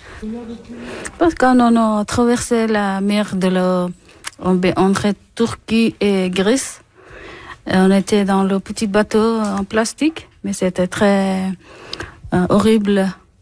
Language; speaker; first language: French; non-native, learner; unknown